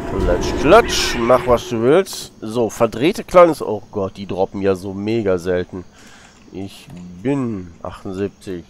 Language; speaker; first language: German; native; German